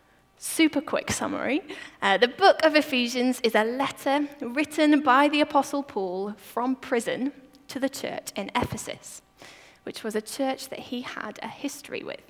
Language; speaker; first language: English; native; English